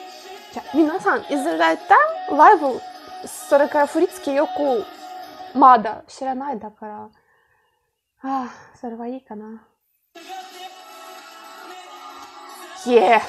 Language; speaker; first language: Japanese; non-native, learner; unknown